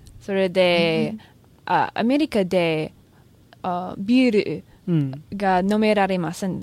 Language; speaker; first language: Japanese; non-native, learner; English